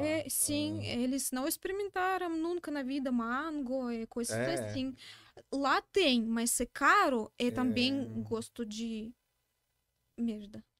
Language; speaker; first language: Portuguese; non-native, learner; Russian